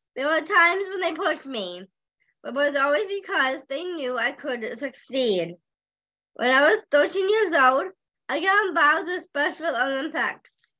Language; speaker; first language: English; native; English